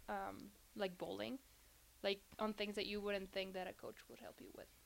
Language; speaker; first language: English; non-native, fluent; Spanish